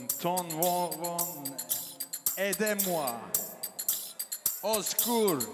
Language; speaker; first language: French; non-native, learner; Turkish